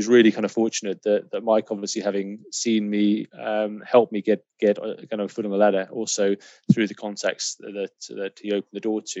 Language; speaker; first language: English; native; English